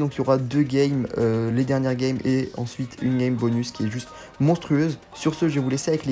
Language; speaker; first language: French; native; French